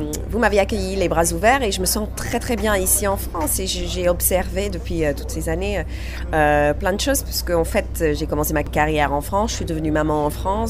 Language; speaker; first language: French; non-native, fluent; English